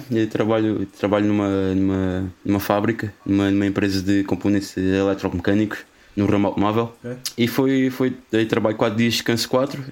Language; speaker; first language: Portuguese; native; Portuguese